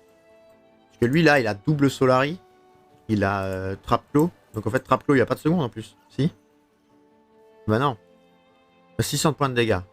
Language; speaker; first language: French; native; French